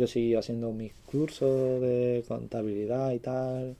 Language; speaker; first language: Spanish; native; Spanish